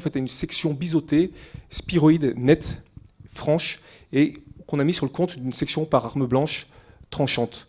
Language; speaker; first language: French; native; French